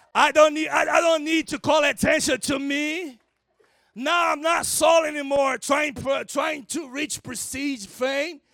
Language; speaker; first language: English; non-native, fluent; Portuguese